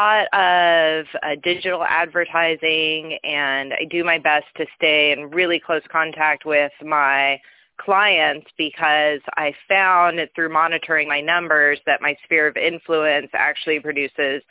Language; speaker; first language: English; native; English